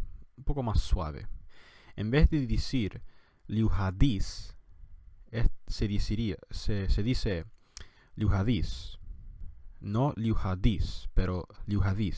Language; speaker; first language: Spanish; non-native, fluent; English